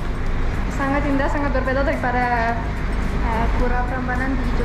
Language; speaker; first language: Indonesian; non-native, fluent; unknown